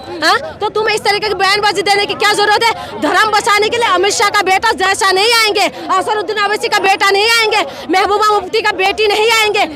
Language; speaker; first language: Hindi; non-native, local second language; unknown